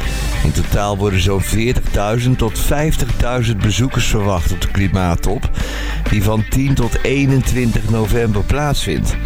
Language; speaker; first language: Dutch; native; Dutch